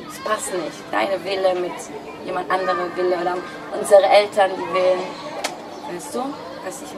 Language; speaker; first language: German; non-native, fluent; Greek